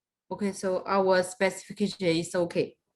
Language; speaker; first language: English; non-native, fluent; Chinese